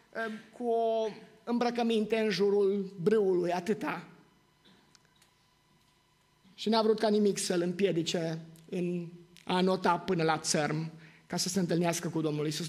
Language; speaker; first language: Romanian; native; Romanian